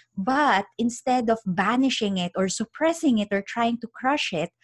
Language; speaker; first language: English; non-native, local second language; Filipino